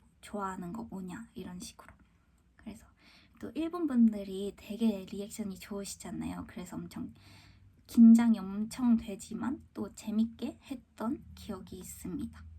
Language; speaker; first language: Korean; native; Korean